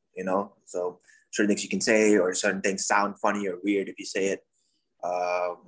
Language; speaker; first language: English; non-native, fluent; Dutch